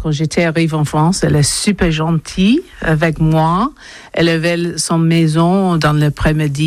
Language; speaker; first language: French; non-native, learner; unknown